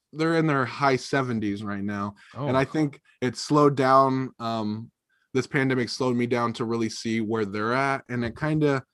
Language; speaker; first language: English; native; English